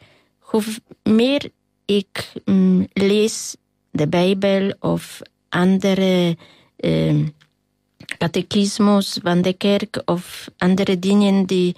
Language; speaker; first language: Dutch; non-native, fluent; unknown